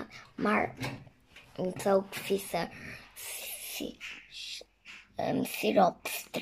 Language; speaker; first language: Dutch; early bilingual, other home language; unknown